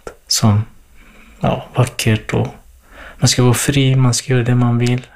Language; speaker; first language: Swedish; non-native, fluent; Kurdish